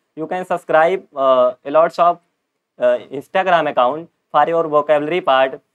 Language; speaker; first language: English; non-native, local second language; Hindi